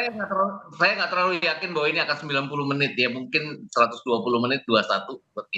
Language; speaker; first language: Indonesian; native; Indonesian